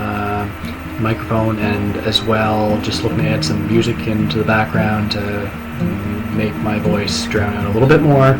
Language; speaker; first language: English; native; English